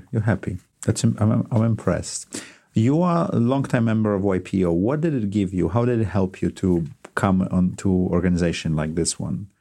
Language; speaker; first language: English; non-native, fluent; Polish